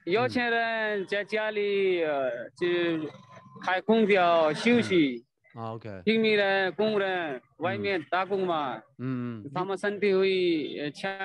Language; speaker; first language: Chinese; non-native, learner; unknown